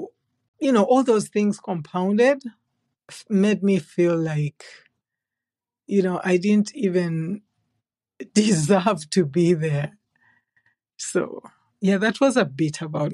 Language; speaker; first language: English; non-native, local second language; Ganda